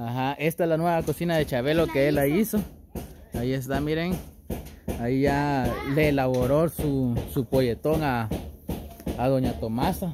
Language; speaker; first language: Spanish; native; Spanish